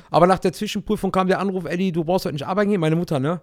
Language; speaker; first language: German; native; German